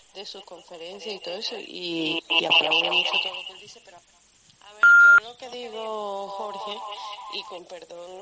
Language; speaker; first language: Spanish; native; Spanish